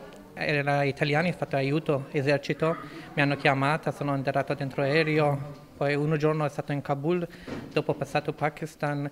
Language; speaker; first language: Italian; non-native, learner; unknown